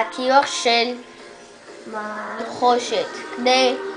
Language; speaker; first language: Hebrew; early bilingual, other home language; Spanish